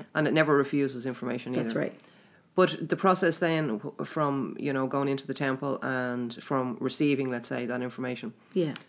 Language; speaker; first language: English; native; English